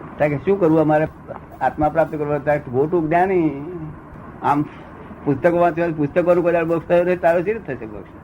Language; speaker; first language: Gujarati; native; Gujarati